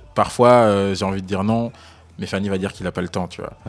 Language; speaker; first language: French; native; French